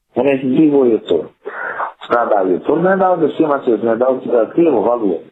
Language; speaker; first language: Latvian; non-native, fluent; Italian